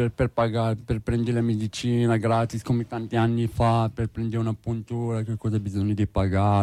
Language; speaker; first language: Italian; non-native, learner; Arabic